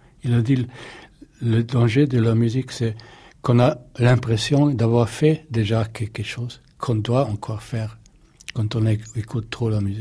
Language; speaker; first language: French; non-native, fluent; German